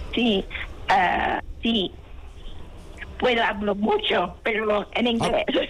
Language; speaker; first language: Spanish; non-native, learner; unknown